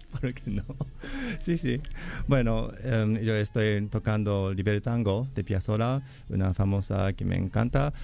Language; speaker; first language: Spanish; non-native, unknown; Japanese